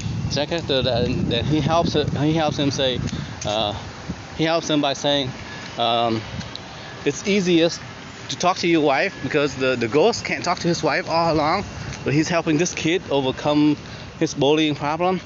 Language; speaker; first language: English; non-native, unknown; Vietnamese